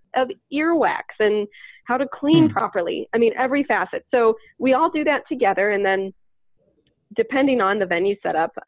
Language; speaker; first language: English; native; English